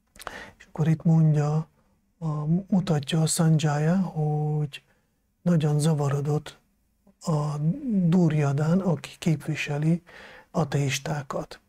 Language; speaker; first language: Hungarian; non-native, fluent; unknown